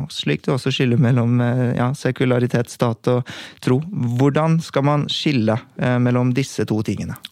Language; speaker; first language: Norwegian; native; Norwegian